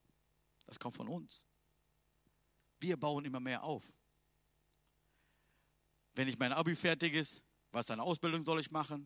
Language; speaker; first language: German; non-native, learner; Tamil